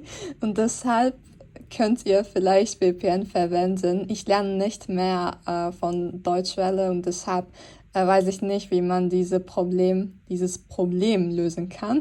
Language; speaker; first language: German; non-native, fluent; Turkish